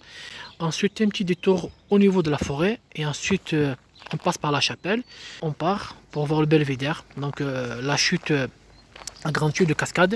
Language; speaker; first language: French; native; French